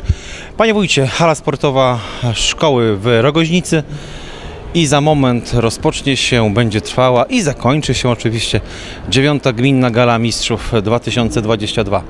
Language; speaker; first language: Polish; native; Polish